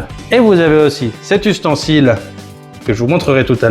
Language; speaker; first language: French; native; French